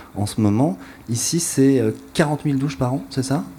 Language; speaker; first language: French; native; French